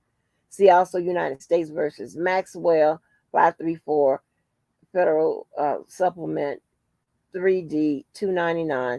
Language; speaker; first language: English; native; English